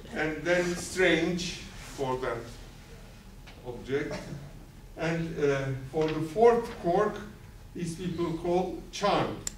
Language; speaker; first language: English; non-native, fluent; Turkish